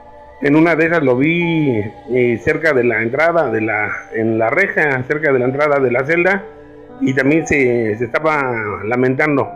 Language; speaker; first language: Spanish; native; Spanish